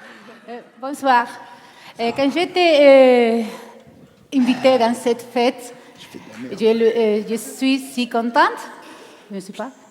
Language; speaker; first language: French; non-native, learner; Spanish